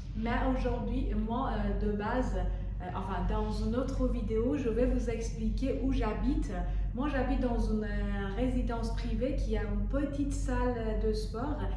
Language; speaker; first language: French; non-native, fluent; Persian